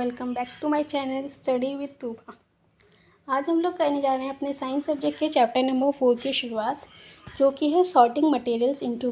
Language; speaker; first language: Hindi; native; Hindi